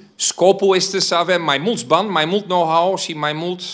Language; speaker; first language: Romanian; non-native, fluent; Dutch